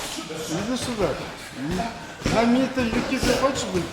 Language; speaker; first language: Russian; native; Russian